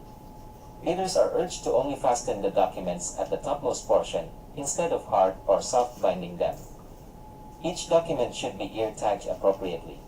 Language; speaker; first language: English; non-native, local second language; Cebuano